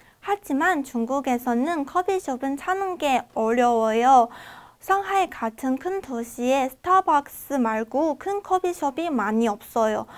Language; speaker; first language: Korean; non-native, fluent; Chinese